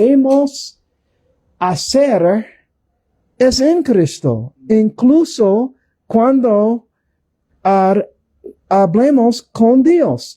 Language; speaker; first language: Spanish; non-native, learner; English